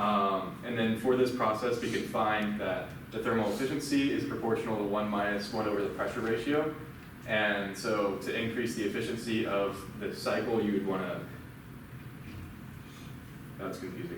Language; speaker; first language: English; native; English